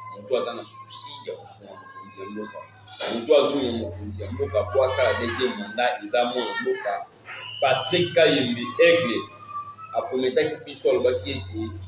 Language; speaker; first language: Lingala; native; Lingala